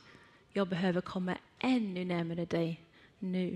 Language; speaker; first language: Swedish; non-native, fluent; Persian